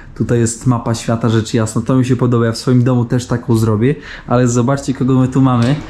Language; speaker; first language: Polish; native; Polish